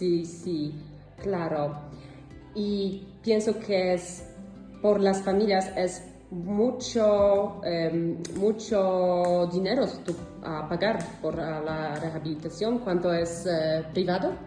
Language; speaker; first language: Spanish; non-native, learner; Polish